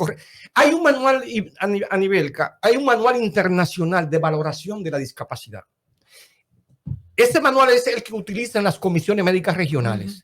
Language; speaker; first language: Spanish; native; Spanish